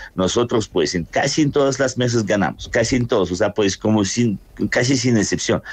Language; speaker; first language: Spanish; non-native, fluent; Russian